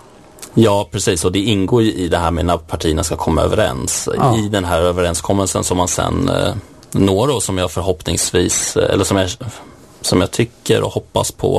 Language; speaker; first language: Swedish; native; Swedish